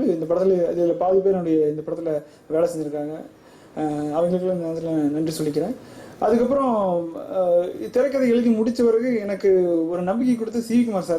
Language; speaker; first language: Tamil; native; Tamil